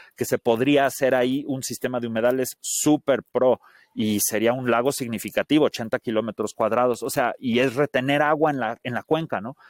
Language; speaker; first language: Spanish; early bilingual, heritage; Spanish